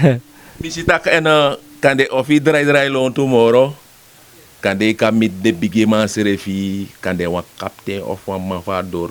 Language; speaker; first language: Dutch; non-native, local second language; Sranan Tongo